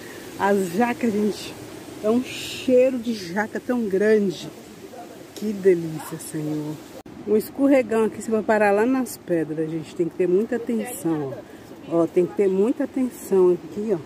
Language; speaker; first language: Portuguese; native; Portuguese